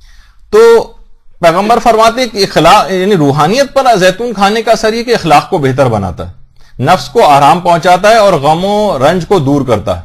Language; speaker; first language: Urdu; native; Urdu